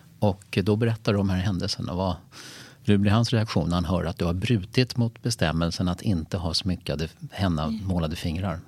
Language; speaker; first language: Swedish; native; Swedish